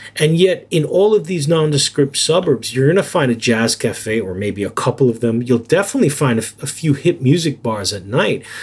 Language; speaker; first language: English; native; English